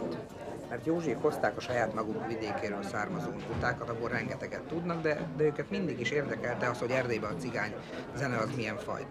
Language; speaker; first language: Hungarian; native; Hungarian